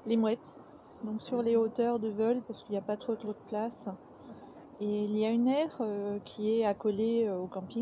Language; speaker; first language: French; native; French